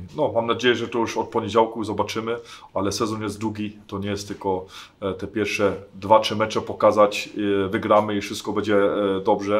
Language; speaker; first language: Polish; early bilingual, heritage; German